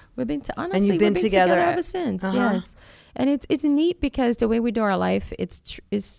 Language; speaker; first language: English; non-native, fluent; Portuguese